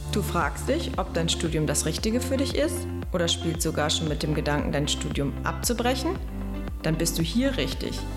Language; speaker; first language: German; native; German